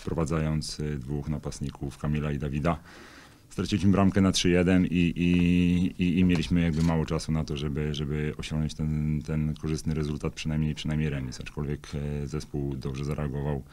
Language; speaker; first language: Polish; native; Polish